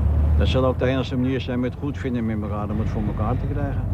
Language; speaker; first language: Dutch; native; Dutch